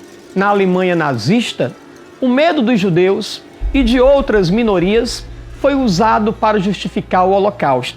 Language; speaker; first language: Portuguese; native; Portuguese